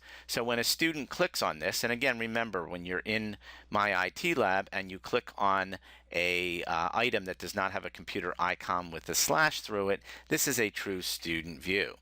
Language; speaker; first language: English; native; English